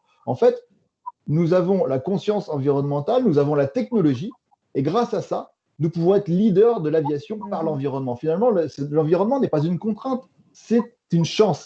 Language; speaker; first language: French; native; French